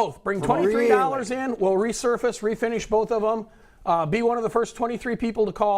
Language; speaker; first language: English; native; English